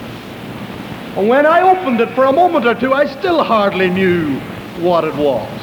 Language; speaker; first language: English; native; English